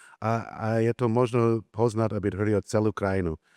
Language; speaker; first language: Slovak; non-native, learner; English